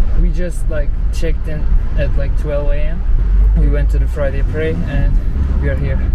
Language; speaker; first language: English; non-native, fluent; Turkish